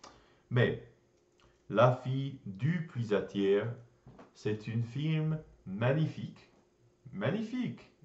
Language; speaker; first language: French; non-native, learner; English